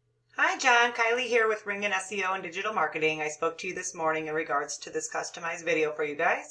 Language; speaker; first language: English; native; English